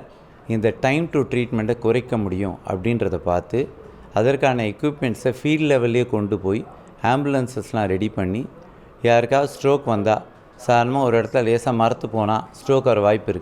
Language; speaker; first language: Tamil; native; Tamil